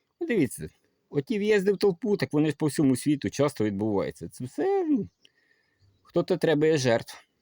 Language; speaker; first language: Ukrainian; non-native, local second language; Russian